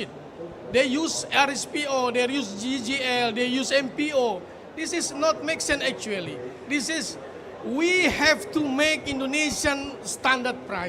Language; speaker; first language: English; non-native, fluent; Indonesian